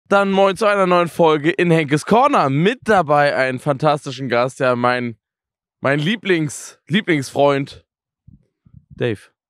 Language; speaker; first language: German; native; German